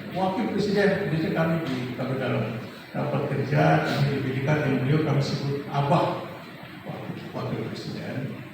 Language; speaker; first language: Indonesian; native; Indonesian